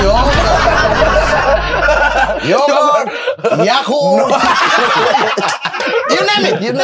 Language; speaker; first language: English; non-native, learner; Indonesian